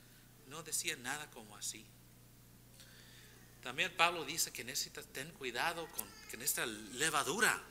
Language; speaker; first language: Spanish; non-native, fluent; English